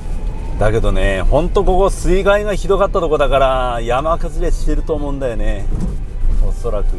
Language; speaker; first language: Japanese; native; Japanese